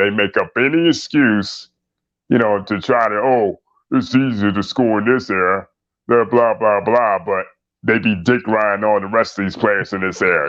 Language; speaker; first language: English; native; English